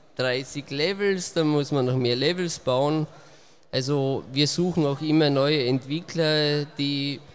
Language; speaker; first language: German; native; German